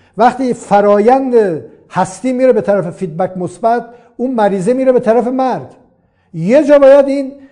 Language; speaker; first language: Persian; non-native, local second language; Azerbaijani